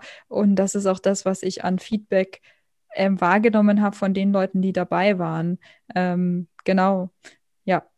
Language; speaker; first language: German; native; German